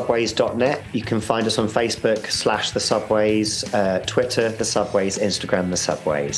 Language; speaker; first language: English; native; English